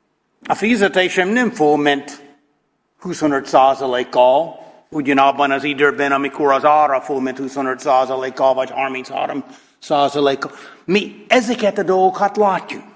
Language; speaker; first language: Hungarian; non-native, fluent; English